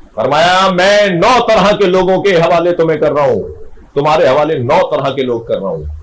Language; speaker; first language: Urdu; native; Urdu